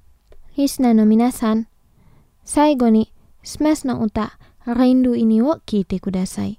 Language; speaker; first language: Japanese; non-native, fluent; Indonesian